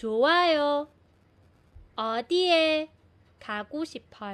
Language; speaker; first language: Korean; non-native, fluent; Filipino